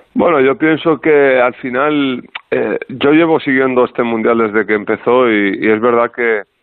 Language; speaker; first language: Spanish; non-native, fluent; Arabic